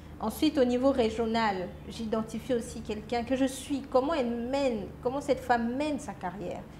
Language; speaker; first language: French; non-native, local second language; Lingala